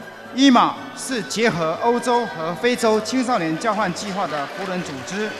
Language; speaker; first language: Chinese; native; Chinese